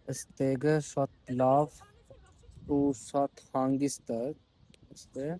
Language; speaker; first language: Armenian; non-native, learner; Hindi